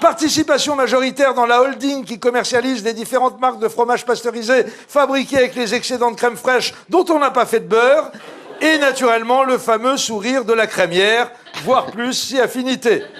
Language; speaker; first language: French; native; French